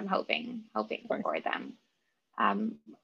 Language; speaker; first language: English; non-native, fluent; Russian